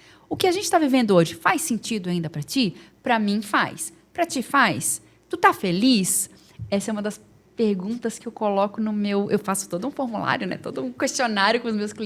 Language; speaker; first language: Portuguese; native; Portuguese